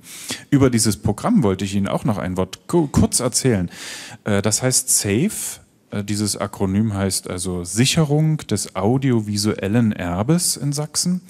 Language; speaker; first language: German; native; German